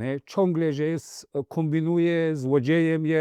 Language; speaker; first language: Polish; non-native, fluent; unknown